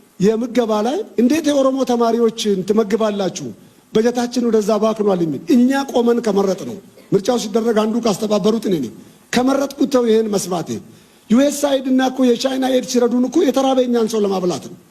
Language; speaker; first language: Amharic; non-native, local second language; Oromo